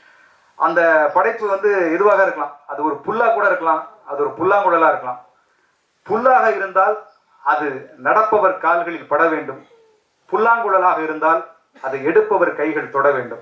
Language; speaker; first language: Tamil; native; Tamil